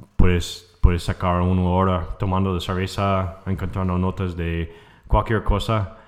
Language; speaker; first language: Spanish; non-native, fluent; English